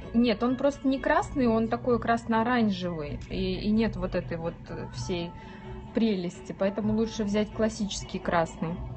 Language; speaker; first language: Russian; native; Russian